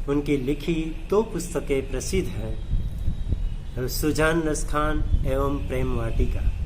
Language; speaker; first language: Hindi; non-native, local second language; Gujarati